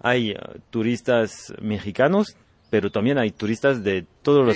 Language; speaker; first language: Spanish; non-native, learner; French